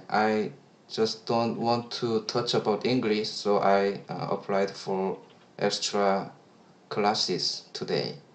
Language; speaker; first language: English; non-native, learner; Korean